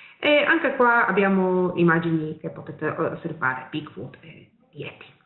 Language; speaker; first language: Italian; non-native, fluent; Polish